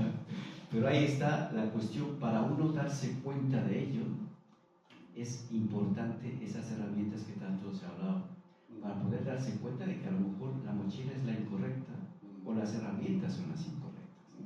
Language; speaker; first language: Spanish; native; Spanish